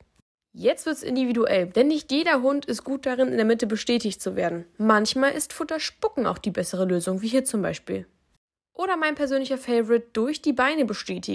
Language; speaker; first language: German; native; German